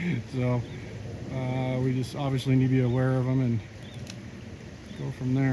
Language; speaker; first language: English; native; English